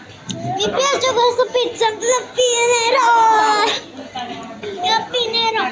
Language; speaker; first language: Italian; non-native, learner; Filipino